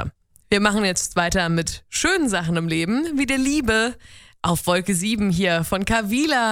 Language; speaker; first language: German; native; German